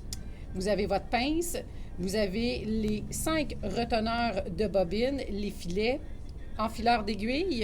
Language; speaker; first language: French; native; French